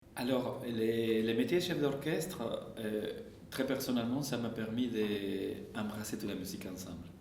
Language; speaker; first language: French; non-native, fluent; Spanish